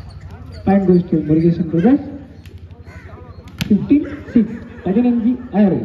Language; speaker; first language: English; non-native, local second language; Tamil